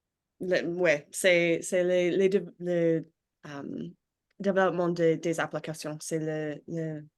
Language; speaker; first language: French; non-native, learner; English